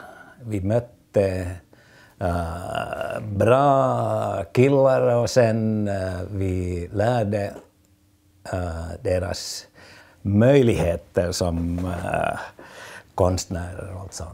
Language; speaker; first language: Swedish; non-native, fluent; Finnish